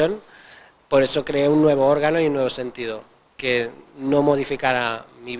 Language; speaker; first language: Spanish; non-native, local second language; Catalan